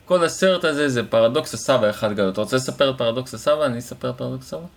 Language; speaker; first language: Hebrew; native; Hebrew